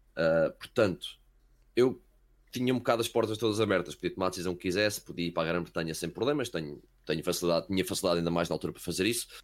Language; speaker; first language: Portuguese; early bilingual, heritage; Portuguese